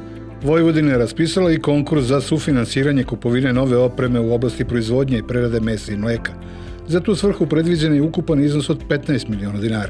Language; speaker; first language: Serbian; native; Serbian